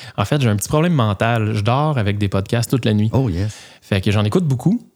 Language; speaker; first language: French; native; French